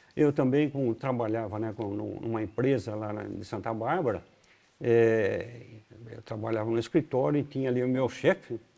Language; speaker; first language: Portuguese; native; Portuguese